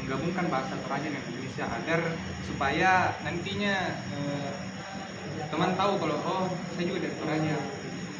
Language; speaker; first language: Indonesian; non-native, local second language; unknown